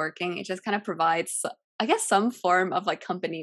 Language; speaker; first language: English; early bilingual, other home language; Cantonese